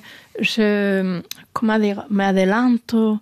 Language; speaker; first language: French; non-native, learner; Spanish